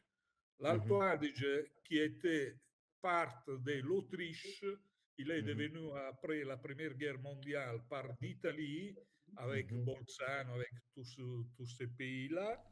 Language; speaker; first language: French; non-native, fluent; Italian